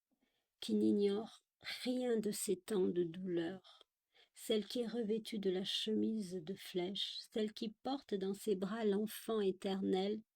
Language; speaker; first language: French; native; French